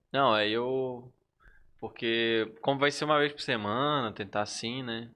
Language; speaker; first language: Portuguese; native; Portuguese